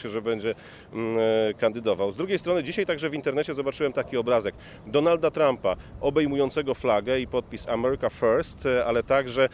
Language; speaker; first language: Polish; native; Polish